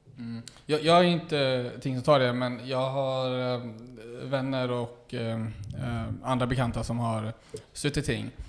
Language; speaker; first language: Swedish; native; Swedish